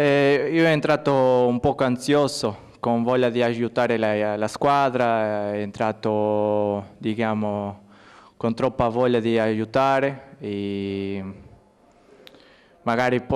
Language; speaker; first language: Italian; non-native, learner; Spanish